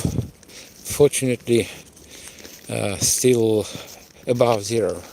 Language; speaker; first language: English; non-native, fluent; Russian